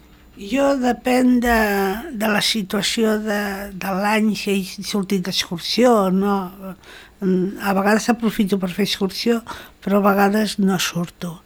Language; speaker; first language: Catalan; non-native, local second language; Spanish